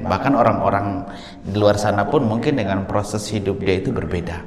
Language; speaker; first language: Indonesian; native; Indonesian